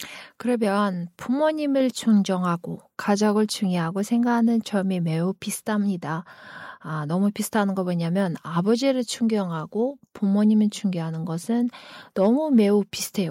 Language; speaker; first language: Korean; non-native, fluent; Kyrgyz